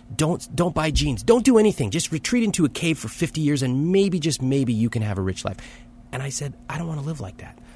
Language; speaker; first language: English; early bilingual, other home language; Hindi